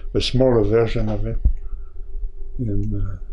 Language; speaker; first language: English; non-native, fluent; French